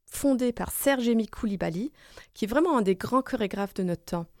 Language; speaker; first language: French; non-native, fluent; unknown